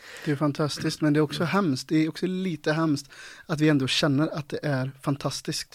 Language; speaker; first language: Swedish; native; Swedish